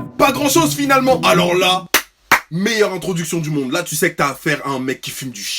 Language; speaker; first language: French; native; French